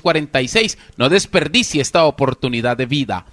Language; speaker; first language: Spanish; native; Spanish